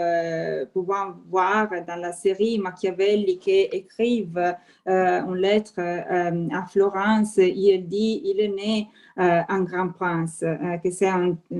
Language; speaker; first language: French; non-native, fluent; Italian